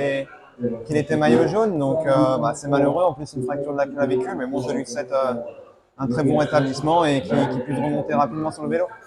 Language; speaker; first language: French; native; French